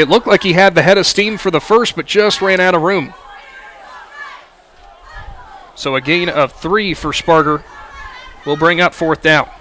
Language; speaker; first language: English; native; English